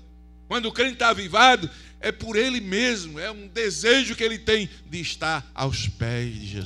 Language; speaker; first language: Portuguese; native; Portuguese